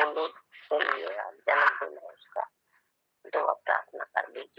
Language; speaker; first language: Hindi; native; Hindi